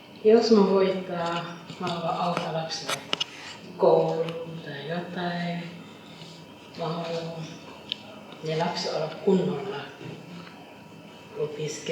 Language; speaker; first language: Finnish; non-native, fluent; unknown